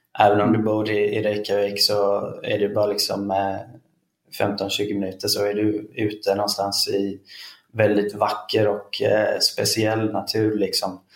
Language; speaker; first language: Swedish; early bilingual, other home language; Icelandic